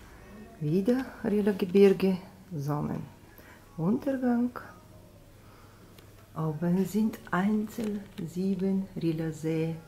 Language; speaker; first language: German; non-native, learner; Bulgarian